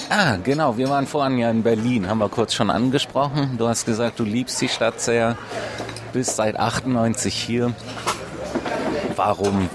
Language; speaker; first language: German; native; German